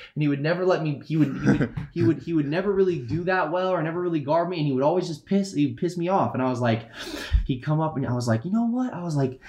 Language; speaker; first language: English; native; English